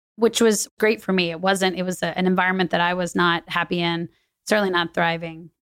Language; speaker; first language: English; native; English